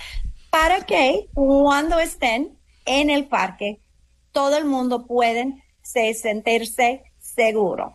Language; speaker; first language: Spanish; non-native, fluent; English